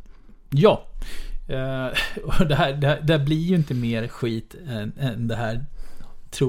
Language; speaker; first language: Swedish; native; Swedish